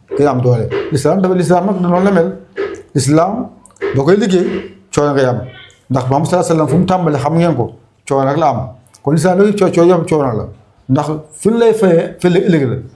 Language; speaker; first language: Wolof; non-native, local second language; Fula